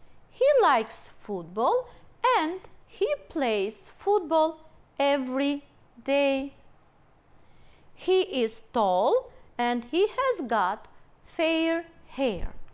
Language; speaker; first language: English; non-native, fluent; Albanian